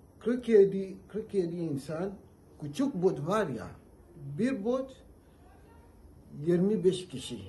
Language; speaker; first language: Turkish; non-native, learner; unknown